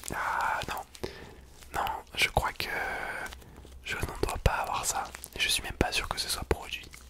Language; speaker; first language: French; native; French